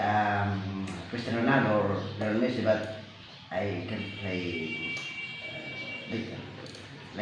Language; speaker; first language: English; non-native, learner; Indonesian